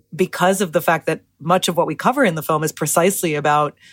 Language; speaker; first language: English; early bilingual, other home language; Spanish